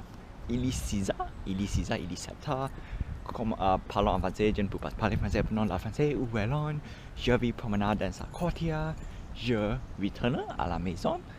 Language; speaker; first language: French; non-native, learner; English